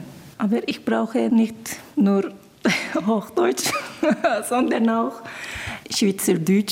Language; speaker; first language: German; non-native, learner; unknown